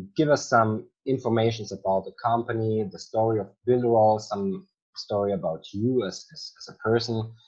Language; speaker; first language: English; non-native, fluent; German